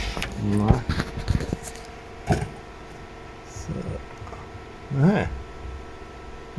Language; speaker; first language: Swedish; native; Swedish